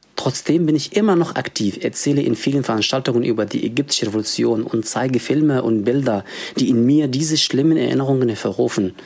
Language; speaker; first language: German; non-native, fluent; Arabic